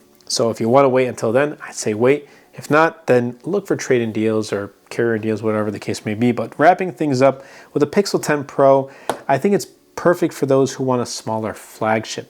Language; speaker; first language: English; native; English